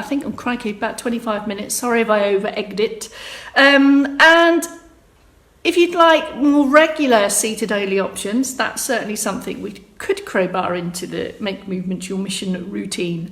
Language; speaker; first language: English; native; English